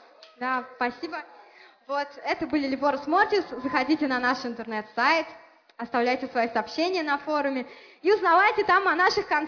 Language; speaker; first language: Russian; native; Russian